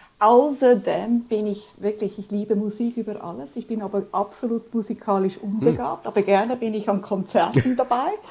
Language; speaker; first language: German; early bilingual, other home language; Spanish